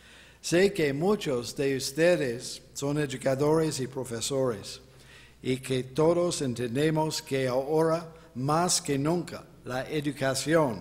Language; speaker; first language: Spanish; non-native, fluent; English